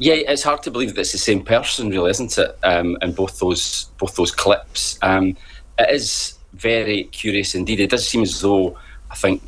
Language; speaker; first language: English; native; English